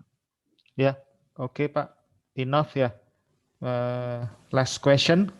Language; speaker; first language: English; non-native, learner; Indonesian